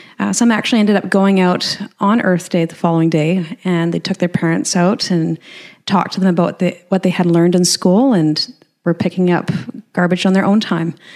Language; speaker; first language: English; native; English